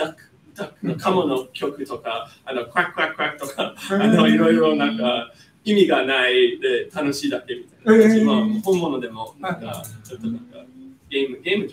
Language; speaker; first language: Japanese; non-native, fluent; English